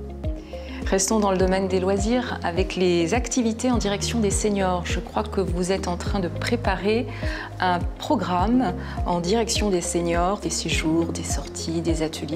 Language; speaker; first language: French; native; French